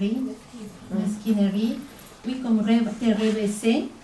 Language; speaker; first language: French; non-native, fluent; Spanish